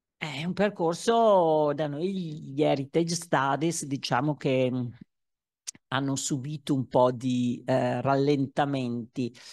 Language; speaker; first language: Italian; native; Italian